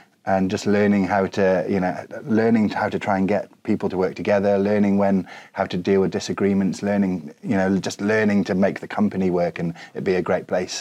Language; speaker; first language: English; native; English